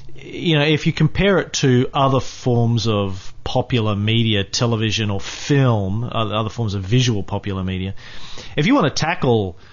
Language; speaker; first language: English; native; English